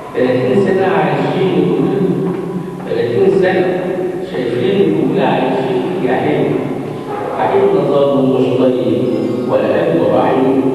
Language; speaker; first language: Arabic; native; Arabic